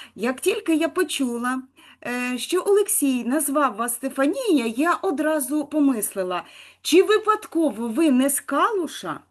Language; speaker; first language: Ukrainian; native; Ukrainian